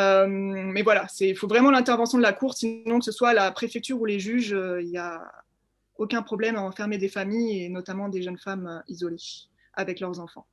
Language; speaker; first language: French; native; French